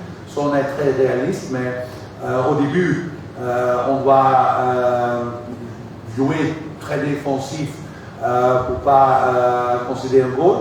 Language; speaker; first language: French; non-native, fluent; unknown